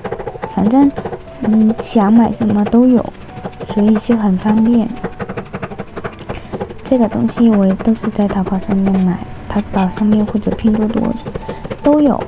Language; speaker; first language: Chinese; non-native, learner; Vietnamese